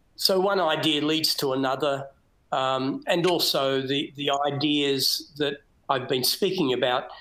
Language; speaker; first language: English; native; English